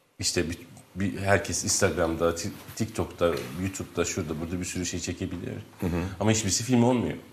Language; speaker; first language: Turkish; non-native, local second language; Kurdish